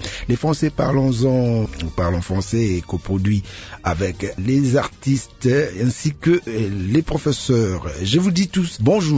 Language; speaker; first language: French; non-native, local second language; Lingala